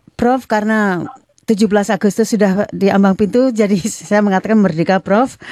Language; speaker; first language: Indonesian; native; Indonesian